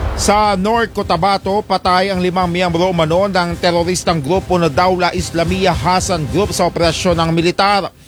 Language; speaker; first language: Filipino; non-native, local second language; Pampanga